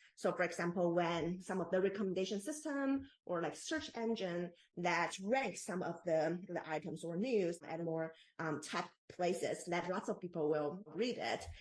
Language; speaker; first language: English; non-native, fluent; Chinese